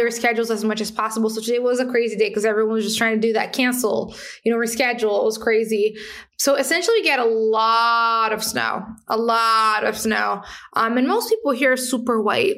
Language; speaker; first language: English; non-native, fluent; Portuguese